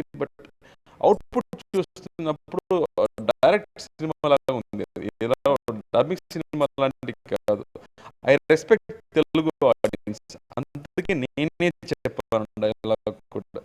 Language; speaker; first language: Telugu; non-native, learner; Tamil